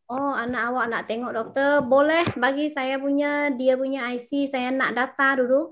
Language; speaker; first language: Indonesian; non-native, fluent; Vietnamese